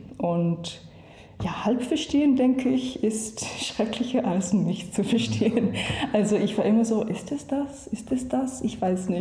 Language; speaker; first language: German; non-native, learner; English